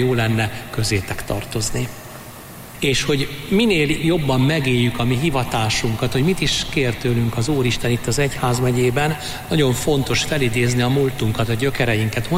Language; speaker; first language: Hungarian; native; Hungarian